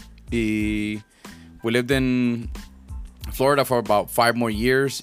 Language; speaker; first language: English; early bilingual, other home language; Spanish